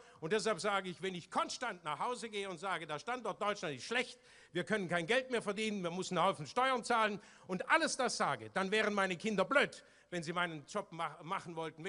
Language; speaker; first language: German; native; German